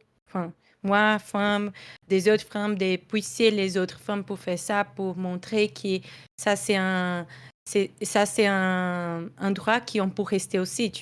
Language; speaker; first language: French; non-native, fluent; Portuguese